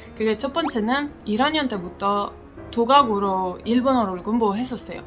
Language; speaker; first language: Korean; non-native, fluent; Italian